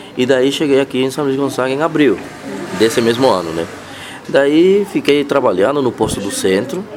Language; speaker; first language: Portuguese; non-native, fluent; Spanish